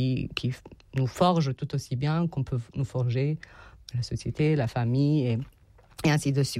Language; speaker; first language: French; non-native, fluent; Serbian